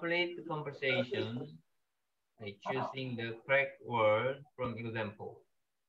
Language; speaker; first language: English; non-native, learner; Korean